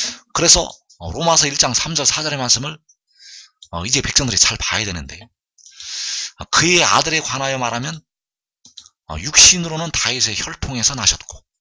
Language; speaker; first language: Korean; native; Korean